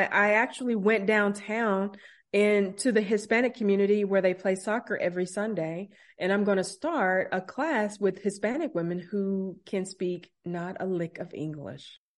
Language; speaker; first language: English; native; English